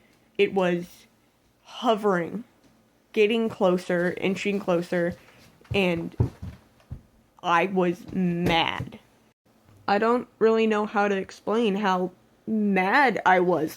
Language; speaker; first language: English; native; English